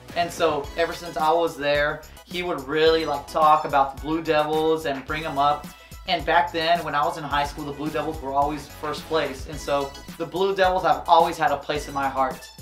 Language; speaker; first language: English; native; English